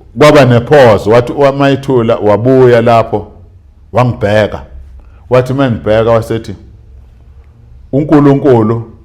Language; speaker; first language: Zulu; native; Zulu